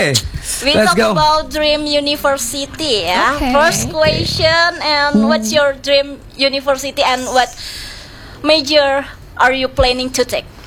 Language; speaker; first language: English; non-native, learner; Indonesian